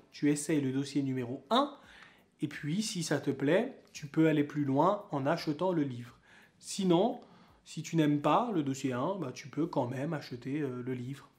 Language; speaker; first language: French; native; French